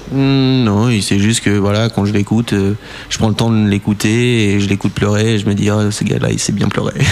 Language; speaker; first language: French; early bilingual, heritage; French